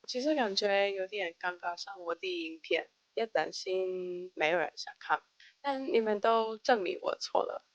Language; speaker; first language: Chinese; non-native, fluent; English